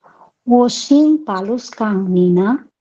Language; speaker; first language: Chinese; non-native, learner; Filipino